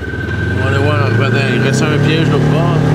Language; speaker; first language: French; native; French